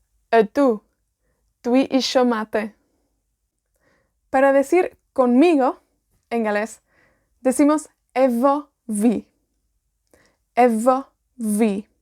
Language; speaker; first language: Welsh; non-native, fluent; Spanish